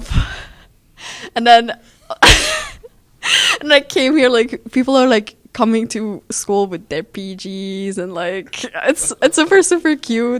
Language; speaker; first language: English; non-native, fluent; Hungarian